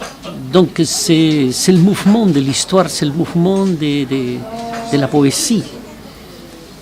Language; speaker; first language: French; non-native, fluent; Spanish